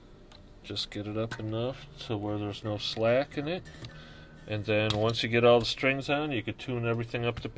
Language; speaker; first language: English; native; English